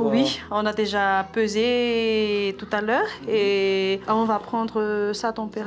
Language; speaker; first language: French; non-native, local second language; Malagasy